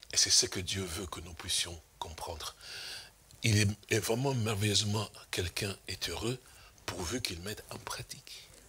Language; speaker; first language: French; non-native, local second language; Lingala